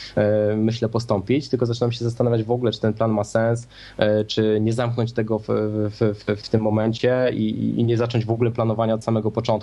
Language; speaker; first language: Polish; native; Polish